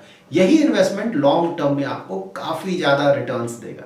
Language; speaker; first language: Hindi; native; Hindi